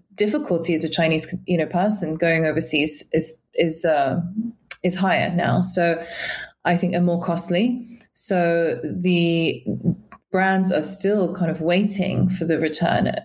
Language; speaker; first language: English; native; English